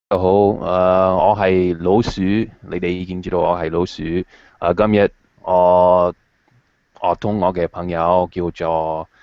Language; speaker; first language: Chinese; non-native, fluent; English